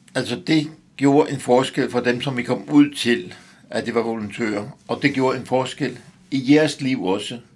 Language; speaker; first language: Danish; native; Danish